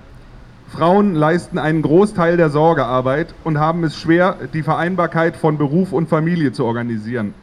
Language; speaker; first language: German; native; German